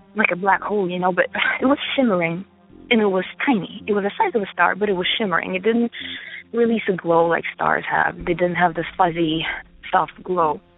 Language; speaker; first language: English; non-native, fluent; Ukrainian